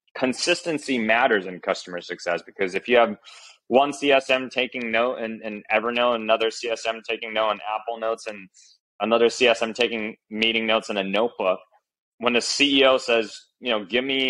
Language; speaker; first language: English; early bilingual, other home language; Chinese